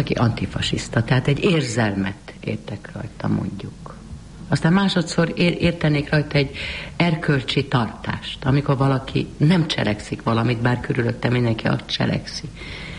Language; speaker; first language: Hungarian; native; Hungarian